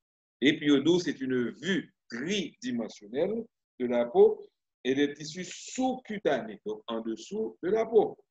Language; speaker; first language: French; non-native, local second language; Haitian Creole